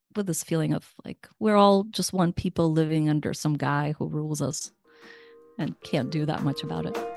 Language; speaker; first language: English; non-native, fluent; Russian